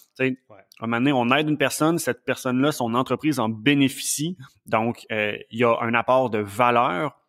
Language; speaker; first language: French; native; French